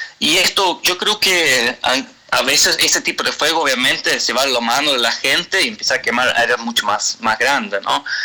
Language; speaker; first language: Spanish; non-native, fluent; Swedish